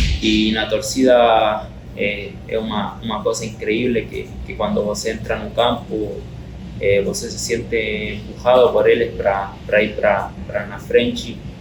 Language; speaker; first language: Portuguese; non-native, learner; Spanish